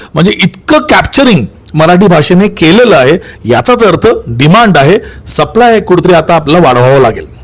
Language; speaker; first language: Marathi; native; Marathi